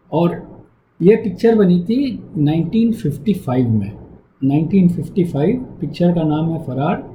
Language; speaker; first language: Hindi; non-native, local second language; Tamil